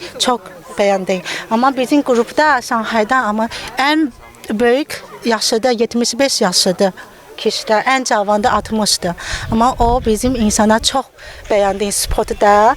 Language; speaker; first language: Azerbaijani; non-native, learner; Chinese